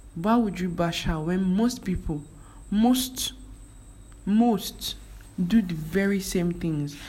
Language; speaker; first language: English; non-native, local second language; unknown